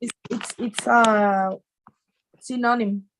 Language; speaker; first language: English; non-native, fluent; Spanish